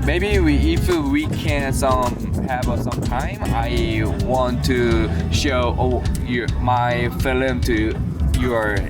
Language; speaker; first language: English; non-native, learner; Korean